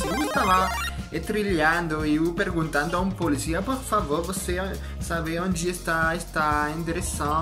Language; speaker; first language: Portuguese; non-native, learner; French